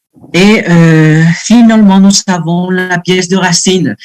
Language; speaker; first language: French; non-native, fluent; Spanish